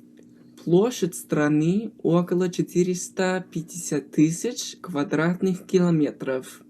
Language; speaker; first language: Russian; non-native, learner; English